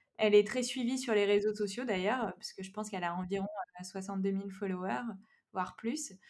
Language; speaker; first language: French; native; French